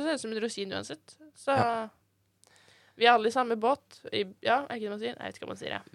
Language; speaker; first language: Norwegian; native; Norwegian